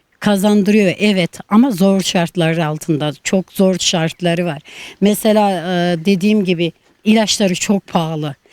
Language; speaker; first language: Turkish; non-native, local second language; Kurdish